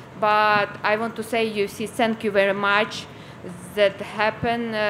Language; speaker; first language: English; non-native, learner; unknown